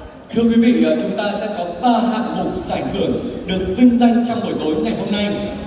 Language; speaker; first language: Vietnamese; native; Vietnamese